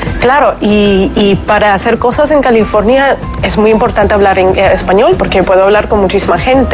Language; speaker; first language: Spanish; non-native, fluent; Russian